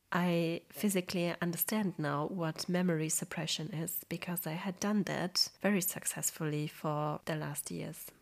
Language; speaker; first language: English; non-native, fluent; Polish